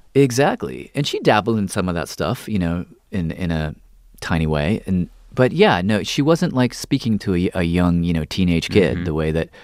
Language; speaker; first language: English; native; English